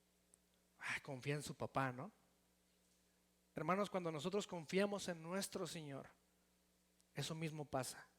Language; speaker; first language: Spanish; native; Spanish